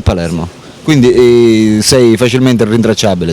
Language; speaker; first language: Italian; native; Italian